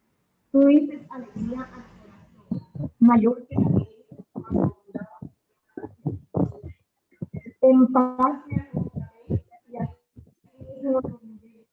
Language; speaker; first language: Spanish; native; Spanish